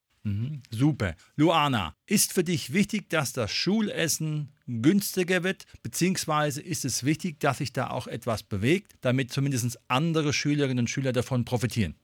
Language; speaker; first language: German; native; German